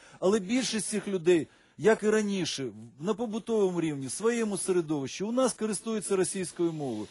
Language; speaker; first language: Ukrainian; non-native, local second language; Russian